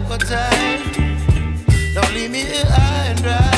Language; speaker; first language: English; non-native, learner; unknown